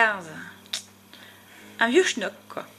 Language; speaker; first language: French; native; French